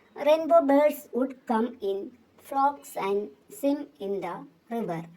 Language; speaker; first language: English; non-native, local second language; Malayalam